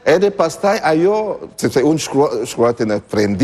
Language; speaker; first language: Albanian; non-native, learner; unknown